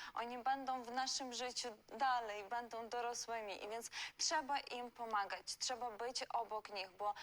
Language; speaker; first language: Polish; non-native, fluent; Ukrainian